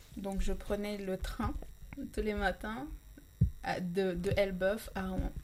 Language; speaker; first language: French; non-native, local second language; Ngazidja Comorian